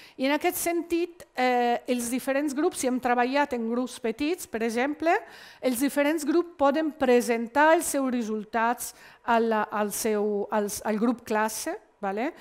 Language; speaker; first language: Catalan; non-native, fluent; Italian